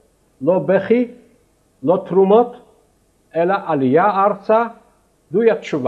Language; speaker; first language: Hebrew; non-native, fluent; Yiddish